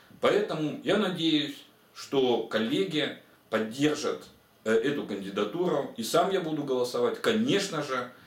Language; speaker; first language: Russian; native; Russian